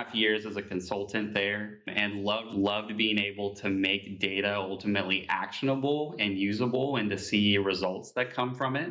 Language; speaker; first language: English; native; English